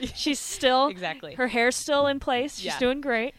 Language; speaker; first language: English; native; English